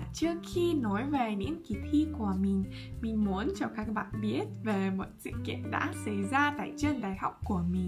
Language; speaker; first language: Vietnamese; non-native, fluent; Russian